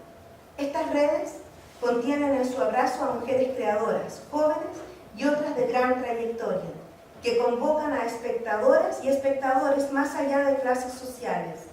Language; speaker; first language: Spanish; native; Spanish